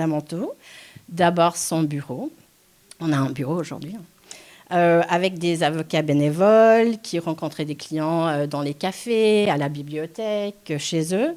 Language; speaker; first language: French; non-native, local second language; English